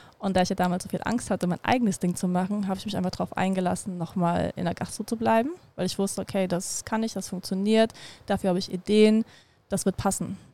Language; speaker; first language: German; early bilingual, other home language; Russian